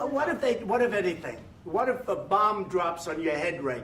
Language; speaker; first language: English; native; English